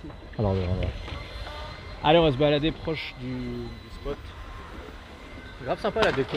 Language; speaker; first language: French; native; French